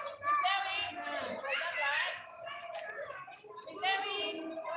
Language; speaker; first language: English; non-native, learner; Indonesian